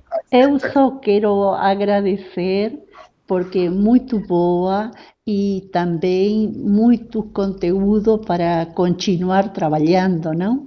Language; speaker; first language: Portuguese; non-native, fluent; Spanish